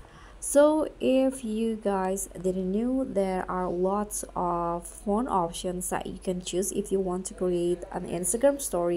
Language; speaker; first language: English; non-native, fluent; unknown